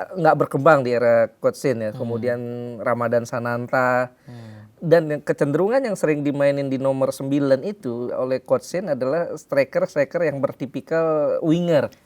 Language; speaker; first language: Indonesian; native; Indonesian